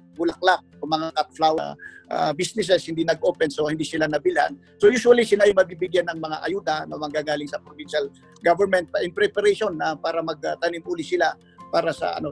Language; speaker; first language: Filipino; non-native, local second language; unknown